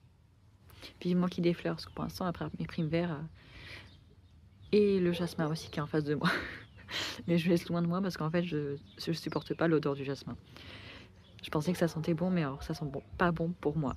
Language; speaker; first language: French; native; French